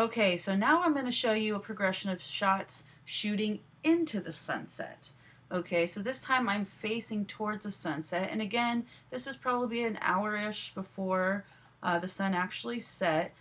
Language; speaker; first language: English; native; English